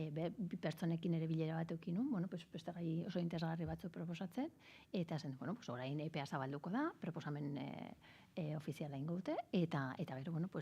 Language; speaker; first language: Basque; native; Basque